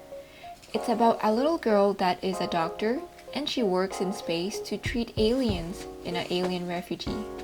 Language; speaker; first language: English; non-native, local second language; French